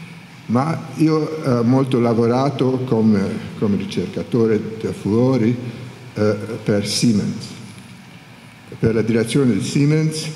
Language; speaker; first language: Italian; non-native, learner; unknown